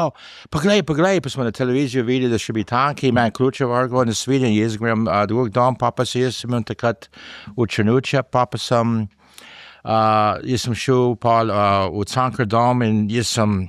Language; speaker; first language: Slovenian; early bilingual, heritage; English